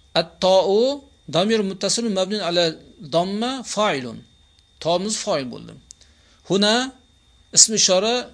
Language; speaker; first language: Arabic; non-native, fluent; Uzbek